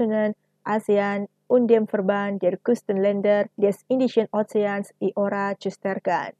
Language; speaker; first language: German; non-native, fluent; Indonesian